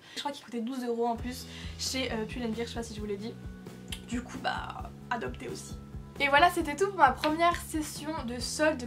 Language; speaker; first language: French; native; French